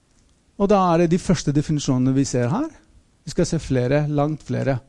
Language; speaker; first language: Norwegian; non-native, fluent; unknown